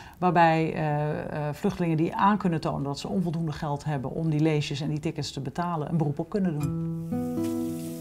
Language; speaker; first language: Dutch; native; Dutch